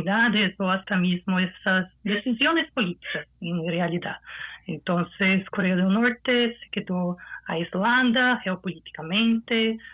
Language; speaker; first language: Spanish; non-native, fluent; Portuguese